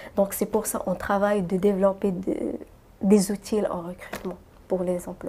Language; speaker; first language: French; non-native, local second language; Arabic